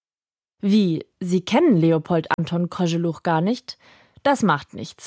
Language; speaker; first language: German; native; German